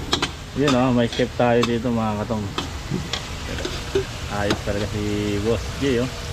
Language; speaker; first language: Filipino; native; Filipino